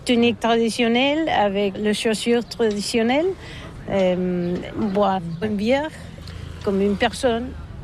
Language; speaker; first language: French; non-native, learner; Catalan